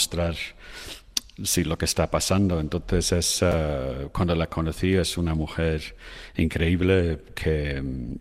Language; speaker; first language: Spanish; non-native, fluent; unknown